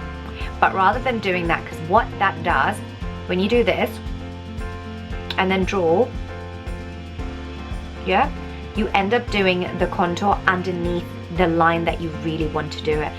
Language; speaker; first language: English; native; English